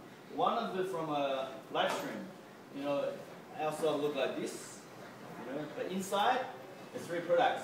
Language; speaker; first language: English; non-native, fluent; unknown